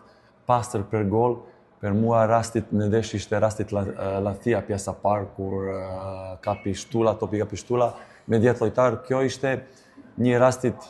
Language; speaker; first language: Albanian; non-native, learner; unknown